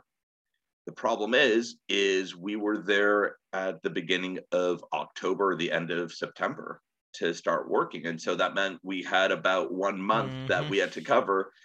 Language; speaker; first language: English; native; English